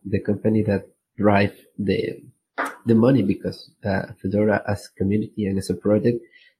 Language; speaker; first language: English; non-native, learner; Spanish